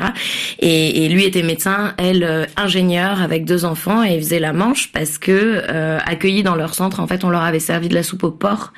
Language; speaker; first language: French; native; French